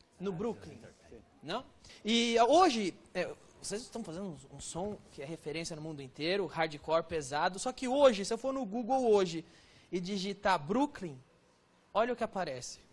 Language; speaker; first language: Portuguese; native; Portuguese